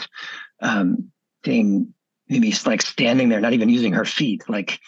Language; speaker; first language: English; native; English